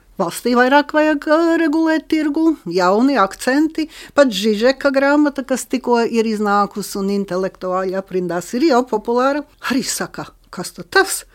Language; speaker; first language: Latvian; native; Latvian